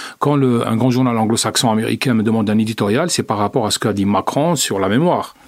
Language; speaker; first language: French; non-native, local second language; Arabic